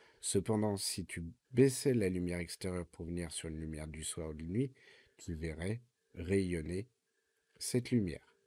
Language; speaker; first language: French; native; French